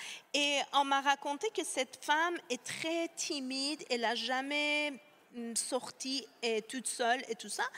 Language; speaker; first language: French; non-native, fluent; Persian